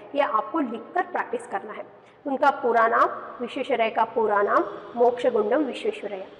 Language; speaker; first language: Hindi; non-native, local second language; Kannada